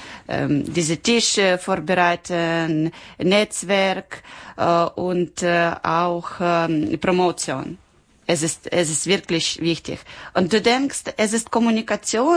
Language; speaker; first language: German; non-native, learner; Ukrainian